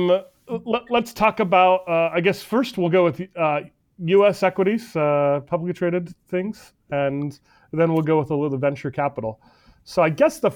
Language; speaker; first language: English; native; English